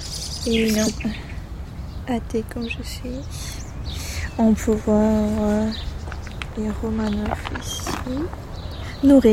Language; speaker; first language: French; non-native, fluent; Russian